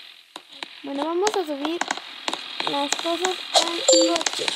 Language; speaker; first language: Spanish; native; Spanish